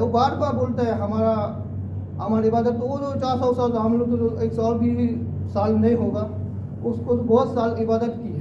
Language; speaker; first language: Hindi; non-native, fluent; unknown